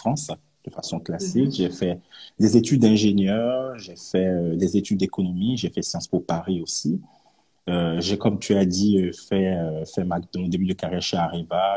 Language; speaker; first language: French; non-native, local second language; Yoruba